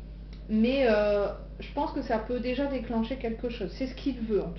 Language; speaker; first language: French; native; French